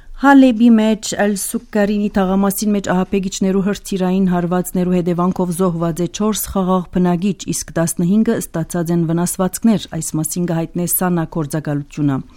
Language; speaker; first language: Armenian; early bilingual, heritage; Armenian